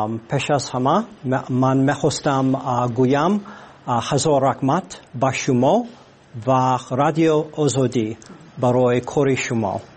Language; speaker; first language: Persian; non-native, learner; English